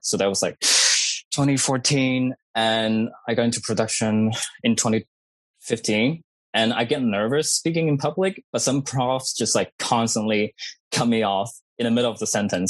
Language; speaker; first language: English; non-native, fluent; Cantonese